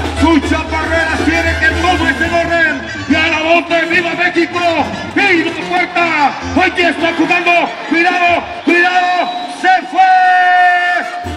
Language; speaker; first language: Spanish; native; Spanish